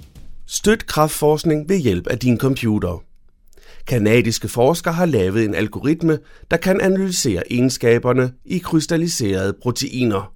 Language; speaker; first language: Danish; native; Danish